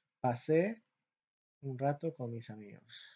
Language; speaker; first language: Spanish; non-native, fluent; English